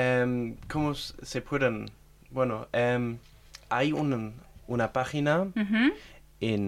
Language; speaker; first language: Spanish; non-native, learner; German